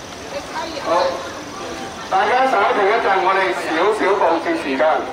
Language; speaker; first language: Chinese; native; Chinese